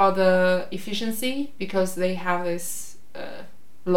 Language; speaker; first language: English; non-native, fluent; Chinese